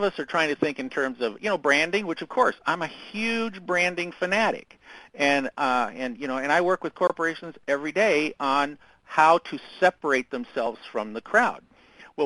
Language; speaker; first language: English; native; English